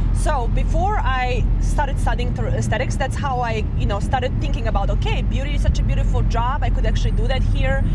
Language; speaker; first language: English; non-native, fluent; Serbian